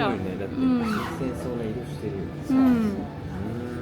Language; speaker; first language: Japanese; native; Japanese